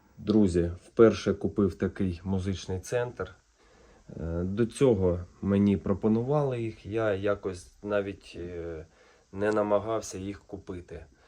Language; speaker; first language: Ukrainian; non-native, local second language; Russian